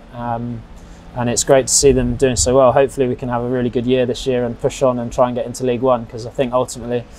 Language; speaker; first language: English; native; English